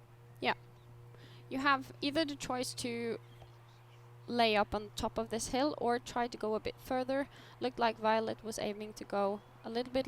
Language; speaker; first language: English; non-native, fluent; Norwegian